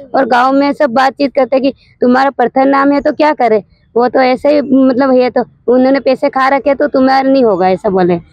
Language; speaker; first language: Hindi; native; Hindi